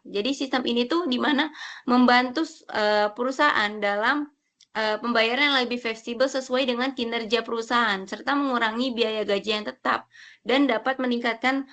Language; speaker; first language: Indonesian; native; Indonesian